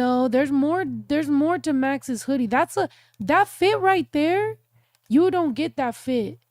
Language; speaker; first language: English; early bilingual, other home language; Spanish